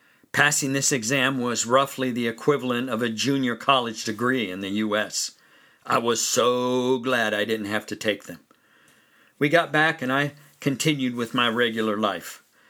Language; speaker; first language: English; native; English